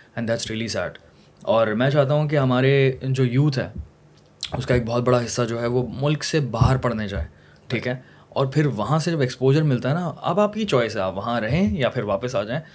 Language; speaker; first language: Urdu; native; Urdu